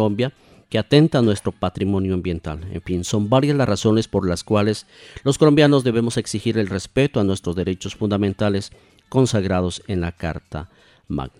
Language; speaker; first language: Spanish; native; Spanish